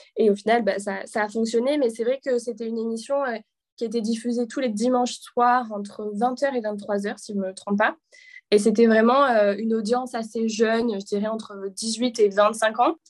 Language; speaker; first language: French; native; French